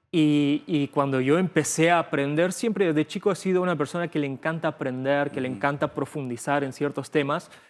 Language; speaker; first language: Spanish; early bilingual, other home language; Bulgarian